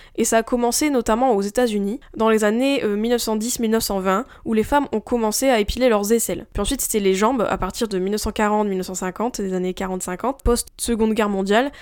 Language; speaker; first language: French; native; French